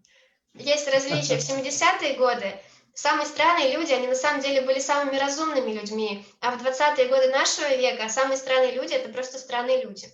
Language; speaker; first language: Russian; native; Russian